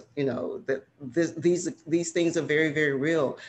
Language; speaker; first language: English; native; English